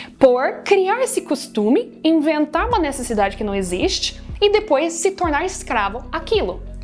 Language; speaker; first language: Portuguese; non-native, fluent; English